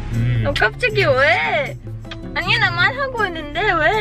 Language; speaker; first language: Korean; non-native, learner; Russian